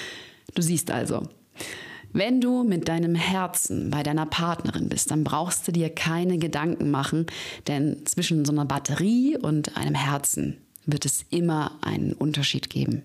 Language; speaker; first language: German; native; German